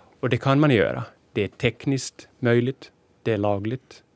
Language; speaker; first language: Swedish; non-native, local second language; Finnish